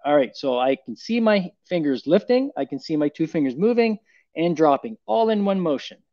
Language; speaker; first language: English; native; English